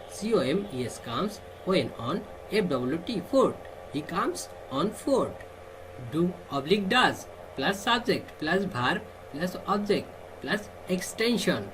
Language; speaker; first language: English; non-native, fluent; Bangla